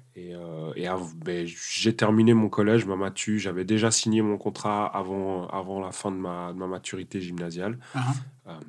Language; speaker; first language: French; early bilingual, other home language; Portuguese